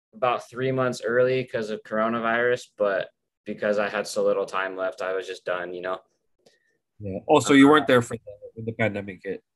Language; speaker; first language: English; native; English